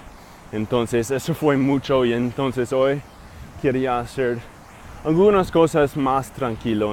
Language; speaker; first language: Spanish; non-native, fluent; English